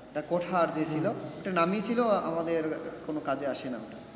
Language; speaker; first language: Bangla; non-native, local second language; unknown